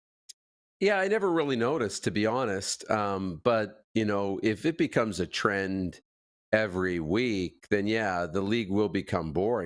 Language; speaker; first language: English; native; English